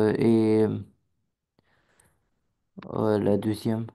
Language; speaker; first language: French; non-native, learner; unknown